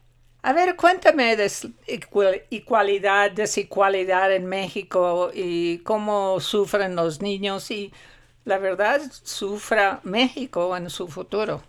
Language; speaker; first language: Spanish; non-native, fluent; English